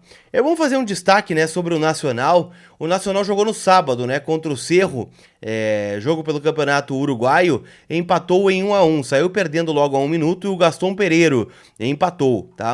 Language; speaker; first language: Portuguese; native; Portuguese